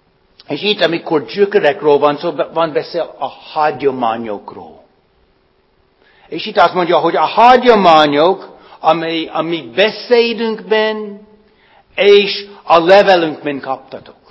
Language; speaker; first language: Hungarian; non-native, fluent; English